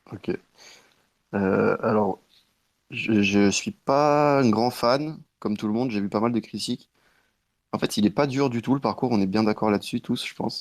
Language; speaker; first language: French; native; French